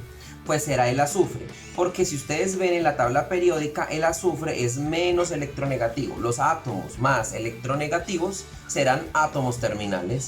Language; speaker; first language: Spanish; native; Spanish